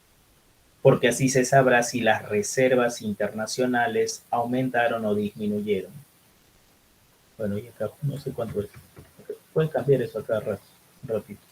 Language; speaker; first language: Spanish; native; Spanish